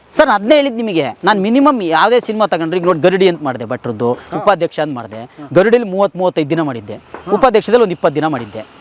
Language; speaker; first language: Kannada; native; Kannada